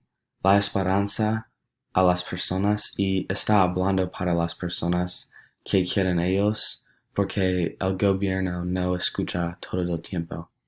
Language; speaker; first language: Spanish; non-native, learner; English